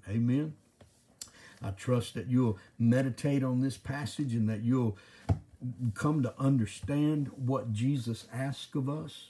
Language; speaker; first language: English; native; English